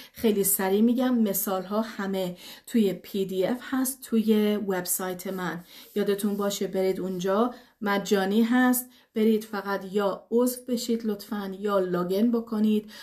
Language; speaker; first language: Persian; non-native, fluent; English